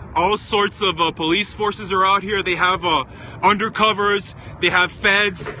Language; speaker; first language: English; non-native, fluent; Spanish